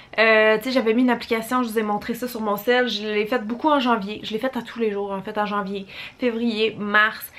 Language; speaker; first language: French; native; French